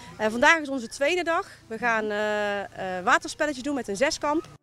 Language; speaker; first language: Dutch; native; Dutch